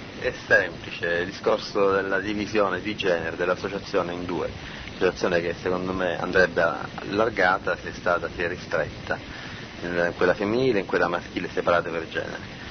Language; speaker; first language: Italian; native; Italian